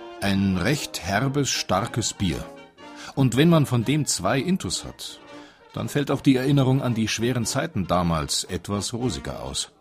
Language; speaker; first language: German; native; German